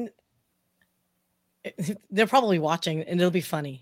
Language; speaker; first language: English; native; English